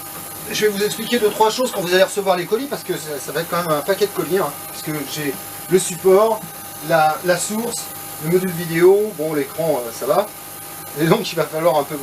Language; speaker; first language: French; native; French